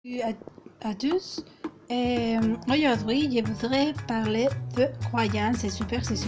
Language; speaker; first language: French; non-native, fluent; Spanish